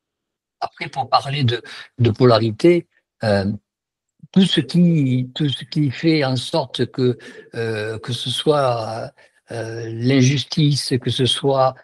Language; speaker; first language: French; native; French